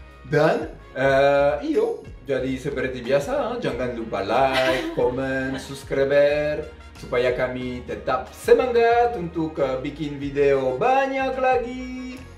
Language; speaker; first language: Indonesian; non-native, fluent; French